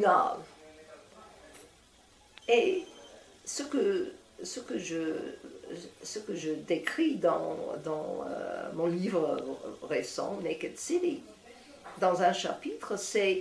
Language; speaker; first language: French; non-native, fluent; English